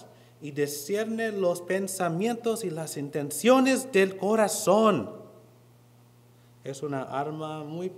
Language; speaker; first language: Spanish; non-native, learner; English